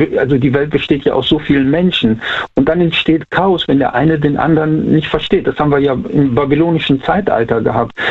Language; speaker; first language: German; native; German